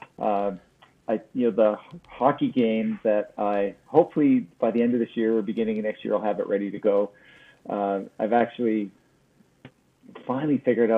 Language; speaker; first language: English; native; English